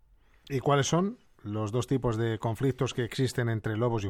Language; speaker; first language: Spanish; native; Spanish